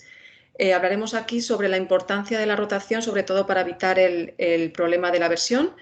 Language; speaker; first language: Spanish; native; Spanish